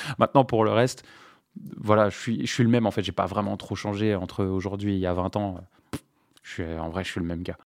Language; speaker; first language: French; non-native, local second language; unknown